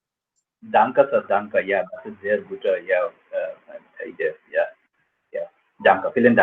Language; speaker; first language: German; non-native, fluent; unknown